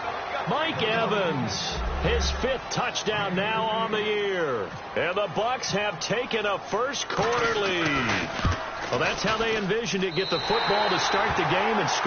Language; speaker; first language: English; native; English